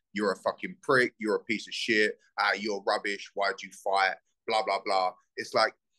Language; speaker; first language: English; native; English